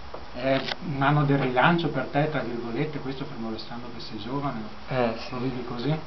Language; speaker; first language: Italian; native; Italian